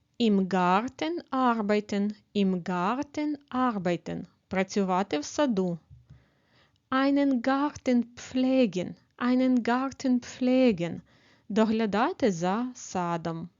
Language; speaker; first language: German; non-native, fluent; Ukrainian